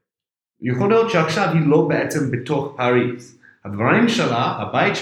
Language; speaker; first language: Hebrew; non-native, fluent; English